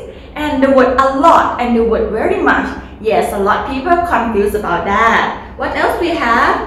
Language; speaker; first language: English; non-native, learner; Thai